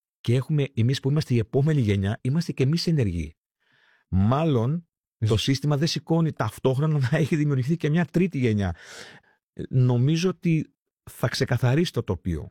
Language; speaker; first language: Greek; early bilingual, heritage; Greek